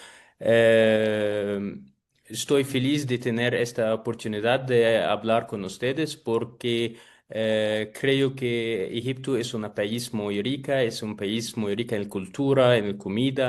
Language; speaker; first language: Spanish; non-native, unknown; Arabic